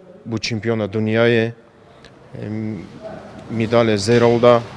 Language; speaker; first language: Kurdish; early bilingual, heritage; Kurdish